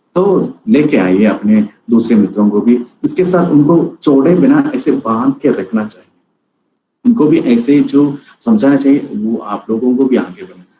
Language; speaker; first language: Hindi; non-native, local second language; Malayalam